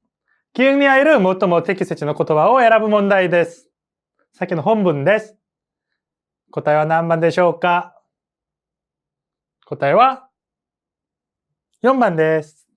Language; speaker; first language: Japanese; non-native, fluent; Korean